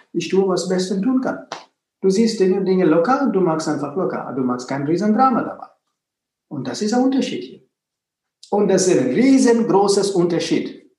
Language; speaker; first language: German; non-native, fluent; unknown